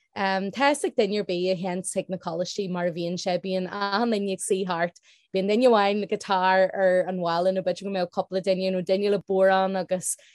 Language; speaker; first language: Irish; non-native, local second language; English